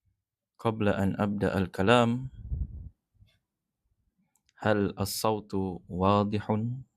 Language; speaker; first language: Arabic; non-native, fluent; Malay